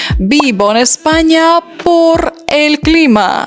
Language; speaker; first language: Spanish; non-native, fluent; Ukrainian